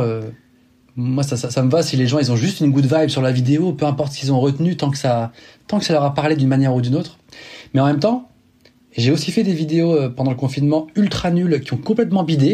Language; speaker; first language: French; native; French